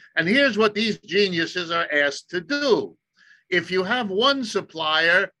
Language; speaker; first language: English; early bilingual, other home language; German